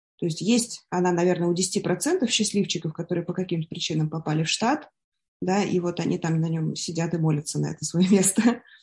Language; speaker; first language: Russian; native; Russian